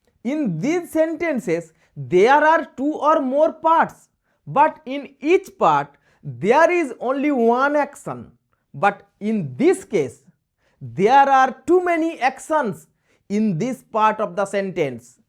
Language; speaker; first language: English; non-native, local second language; Bangla